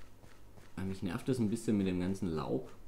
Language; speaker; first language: German; native; German